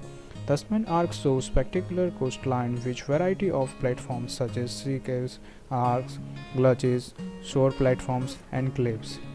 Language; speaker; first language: English; non-native, fluent; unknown